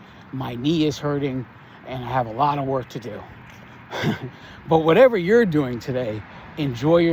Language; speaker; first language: English; native; English